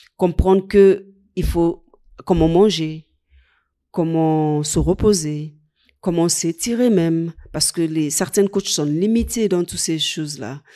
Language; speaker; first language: French; non-native, fluent; English